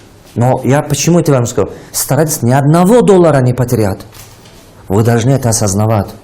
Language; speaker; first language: Russian; non-native, local second language; Tajik